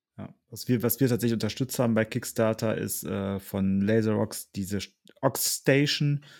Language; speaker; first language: German; native; German